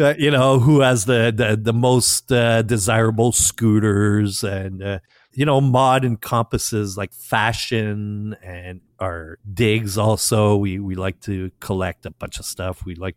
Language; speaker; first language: English; non-native, fluent; French